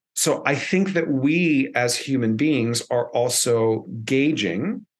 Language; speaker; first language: English; early bilingual, other home language; Spanish